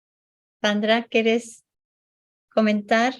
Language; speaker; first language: Spanish; non-native, fluent; English